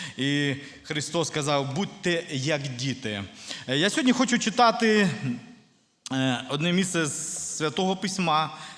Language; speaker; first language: Ukrainian; non-native, local second language; Russian